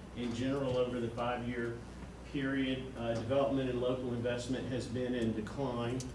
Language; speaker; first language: English; native; English